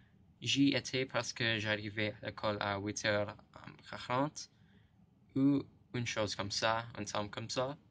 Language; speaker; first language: French; non-native, learner; English